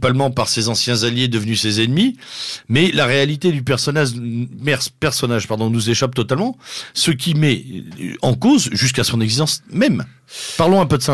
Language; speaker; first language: French; native; French